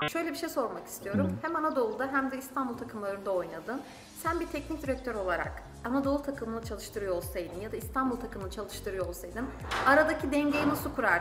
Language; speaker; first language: Turkish; native; Turkish